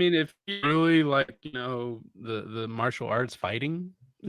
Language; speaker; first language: English; native; English